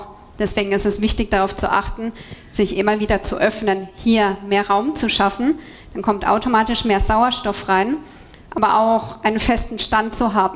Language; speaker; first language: German; native; German